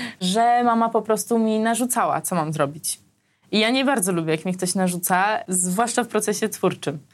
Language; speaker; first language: Polish; early bilingual, other home language; Armenian